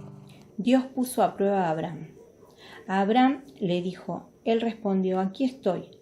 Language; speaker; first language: Spanish; native; Spanish